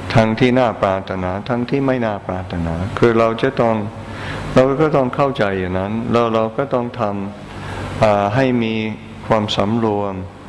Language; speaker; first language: Thai; non-native, fluent; English